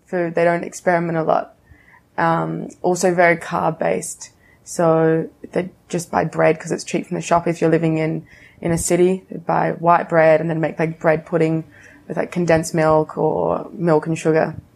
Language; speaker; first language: English; native; English